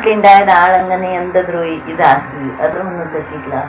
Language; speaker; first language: Malayalam; non-native, local second language; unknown